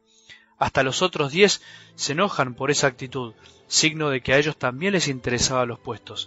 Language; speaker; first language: Spanish; native; Spanish